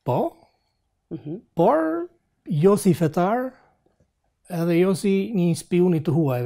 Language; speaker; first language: Albanian; non-native, fluent; English